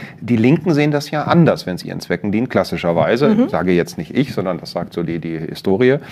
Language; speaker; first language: German; native; German